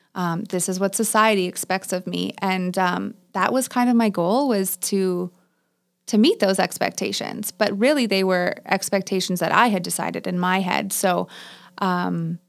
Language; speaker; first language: English; native; English